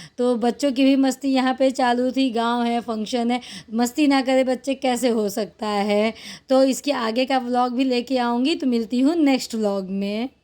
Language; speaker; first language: Hindi; native; Hindi